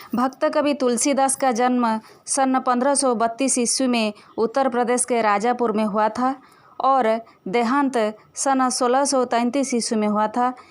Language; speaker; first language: Hindi; non-native, local second language; Odia